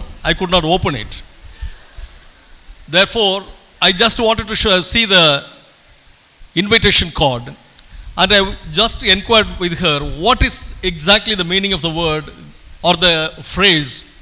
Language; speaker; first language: English; non-native, local second language; Tamil